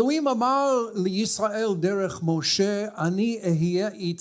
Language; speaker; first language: Hebrew; non-native, fluent; English